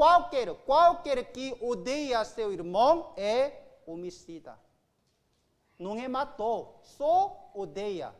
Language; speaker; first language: Portuguese; non-native, learner; Korean